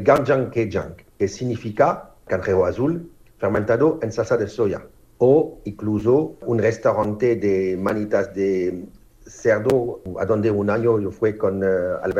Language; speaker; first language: Spanish; non-native, fluent; French